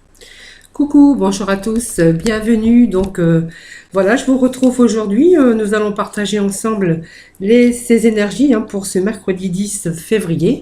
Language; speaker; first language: French; native; French